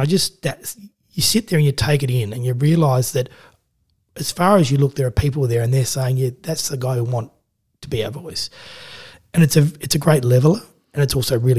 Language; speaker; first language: English; native; English